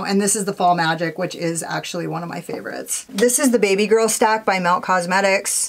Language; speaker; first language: English; native; English